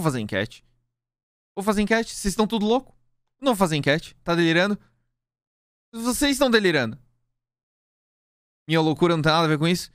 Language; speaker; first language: Portuguese; native; Portuguese